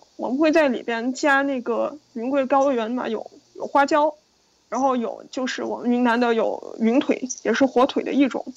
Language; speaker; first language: Chinese; native; Chinese